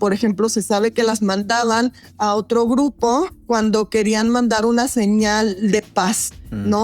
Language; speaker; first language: Spanish; native; Spanish